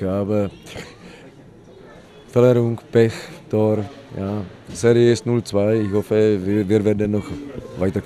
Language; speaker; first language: German; non-native, fluent; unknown